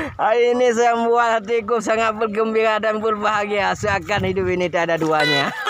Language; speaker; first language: Malay; non-native, local second language; Achinese